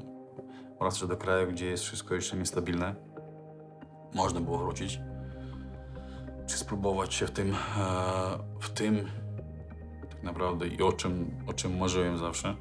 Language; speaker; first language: Polish; non-native, fluent; Chechen